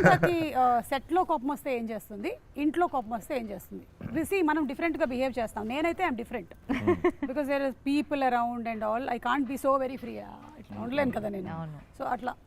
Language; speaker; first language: Telugu; native; Telugu